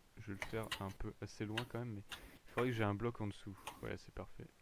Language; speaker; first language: French; native; French